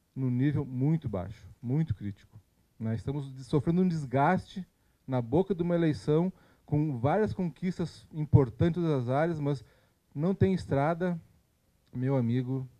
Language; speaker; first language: Portuguese; native; Portuguese